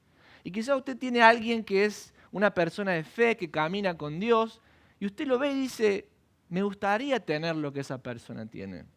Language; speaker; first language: Spanish; native; Spanish